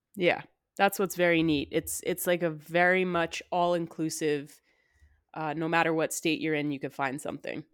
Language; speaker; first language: English; native; English